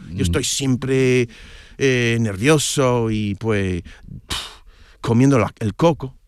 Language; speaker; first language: Spanish; non-native, fluent; English